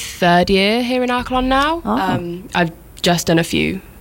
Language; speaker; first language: English; native; English